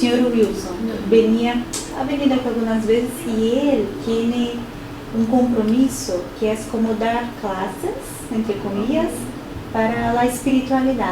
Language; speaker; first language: Spanish; non-native, fluent; Portuguese